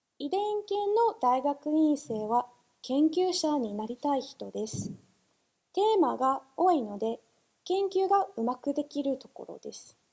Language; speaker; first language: Japanese; non-native, fluent; English